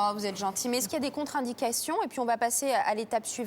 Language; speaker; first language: French; native; French